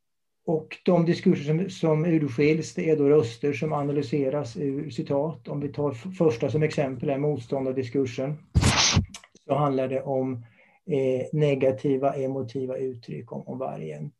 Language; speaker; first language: Swedish; native; Swedish